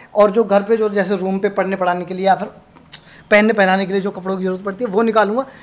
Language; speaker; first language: Hindi; native; Hindi